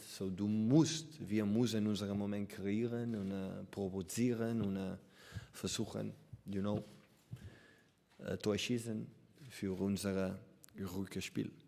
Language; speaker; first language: German; non-native, learner; Catalan